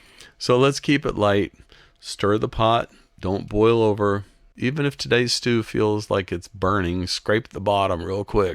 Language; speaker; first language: English; native; English